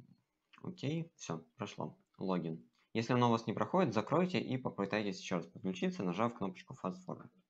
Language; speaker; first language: Russian; native; Russian